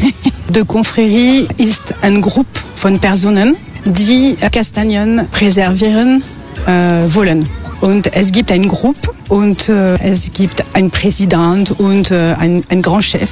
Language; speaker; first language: German; non-native, learner; French